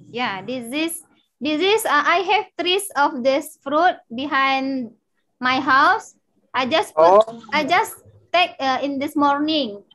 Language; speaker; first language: English; non-native, learner; Indonesian